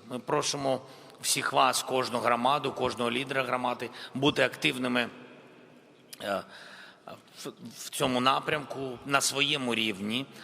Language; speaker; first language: Ukrainian; non-native, local second language; Russian